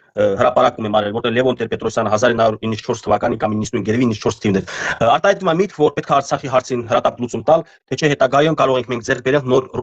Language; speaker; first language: Armenian; native; Armenian